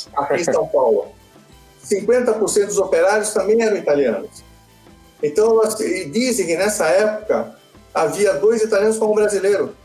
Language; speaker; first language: Portuguese; early bilingual, other home language; Italian